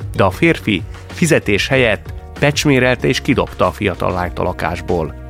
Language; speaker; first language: Hungarian; early bilingual, heritage; Czech